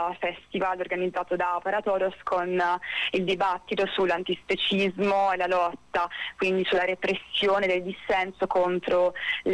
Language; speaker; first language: Italian; native; Italian